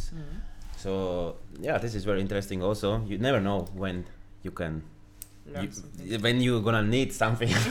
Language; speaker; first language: English; non-native, fluent; Slovak